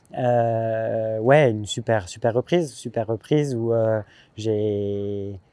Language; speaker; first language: French; native; French